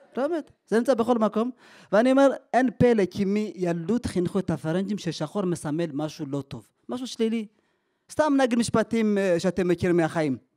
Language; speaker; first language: Hebrew; early bilingual, other home language; Amharic